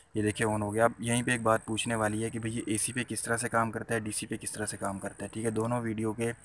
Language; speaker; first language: Urdu; non-native, local second language; Punjabi